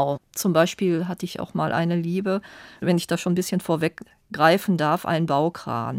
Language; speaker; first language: German; native; German